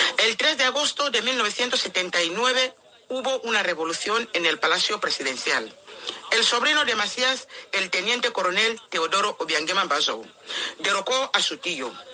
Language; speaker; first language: Spanish; non-native, local second language; Fang